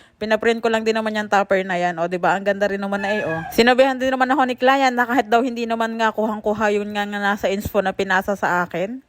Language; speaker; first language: Filipino; native; Filipino